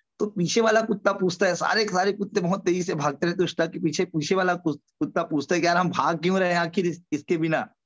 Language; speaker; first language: Hindi; native; Hindi